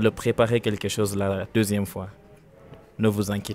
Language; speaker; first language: French; non-native, learner; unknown